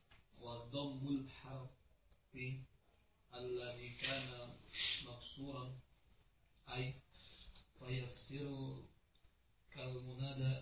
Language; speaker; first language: Arabic; non-native, learner; Indonesian